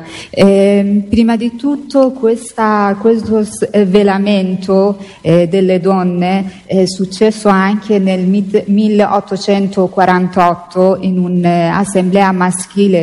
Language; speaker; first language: Italian; non-native, fluent; Persian